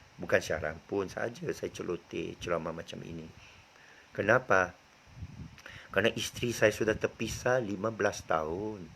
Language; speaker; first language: Malay; non-native, local second language; Chinese